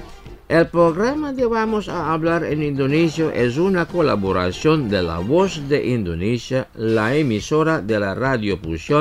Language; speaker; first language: Spanish; non-native, fluent; Indonesian